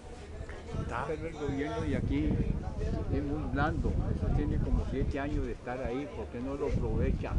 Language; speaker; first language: Spanish; native; Spanish